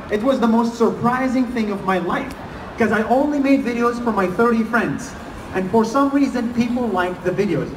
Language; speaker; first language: English; non-native, fluent; Arabic